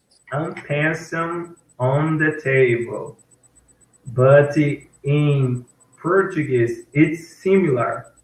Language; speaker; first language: English; non-native, learner; Portuguese